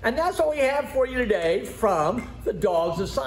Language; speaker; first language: English; native; English